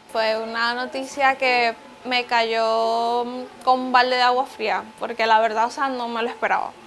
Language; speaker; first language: Spanish; native; Spanish